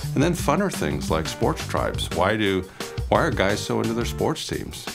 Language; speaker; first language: English; native; English